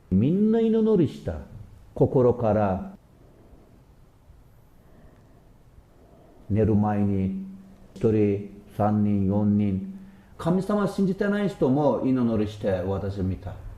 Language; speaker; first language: Japanese; non-native, learner; Turkish